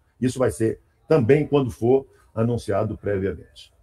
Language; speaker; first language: Portuguese; native; Portuguese